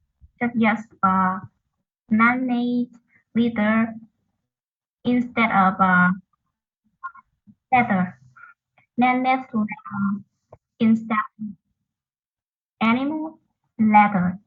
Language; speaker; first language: English; non-native, learner; Vietnamese